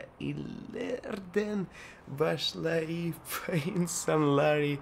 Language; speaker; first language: Turkish; non-native, learner; Russian